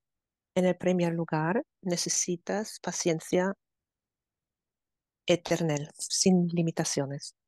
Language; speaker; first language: Spanish; non-native, fluent; German